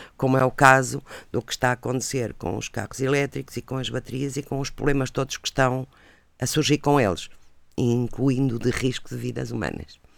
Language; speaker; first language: Portuguese; native; Portuguese